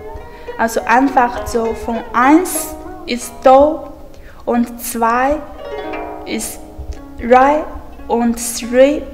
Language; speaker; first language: German; non-native, learner; Chinese